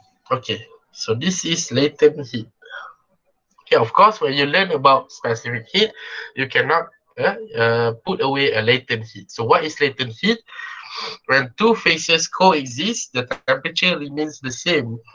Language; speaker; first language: English; non-native, local second language; Malay